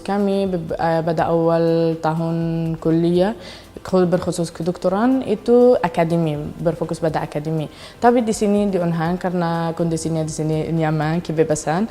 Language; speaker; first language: Indonesian; non-native, fluent; Arabic